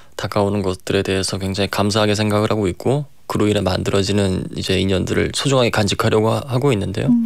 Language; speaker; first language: Korean; native; Korean